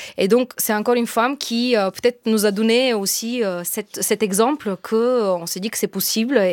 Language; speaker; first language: French; non-native, fluent; Bulgarian